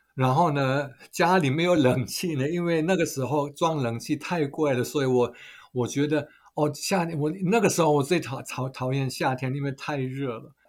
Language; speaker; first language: Chinese; non-native, fluent; German